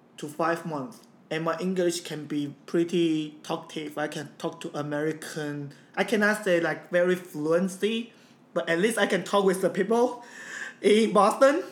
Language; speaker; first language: English; non-native, fluent; Chinese